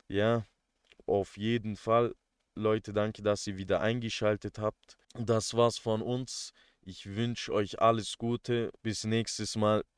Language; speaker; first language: German; early bilingual, other home language; Turkish